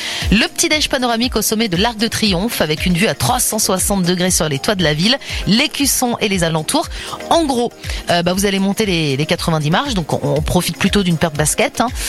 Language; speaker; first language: French; native; French